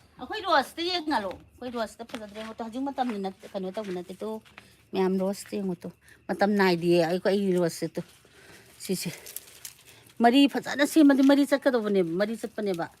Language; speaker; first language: Manipuri; non-native, local second language; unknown